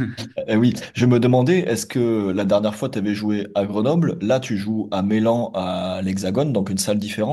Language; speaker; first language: French; native; French